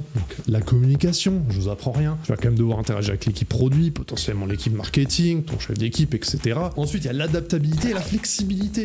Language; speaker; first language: French; native; French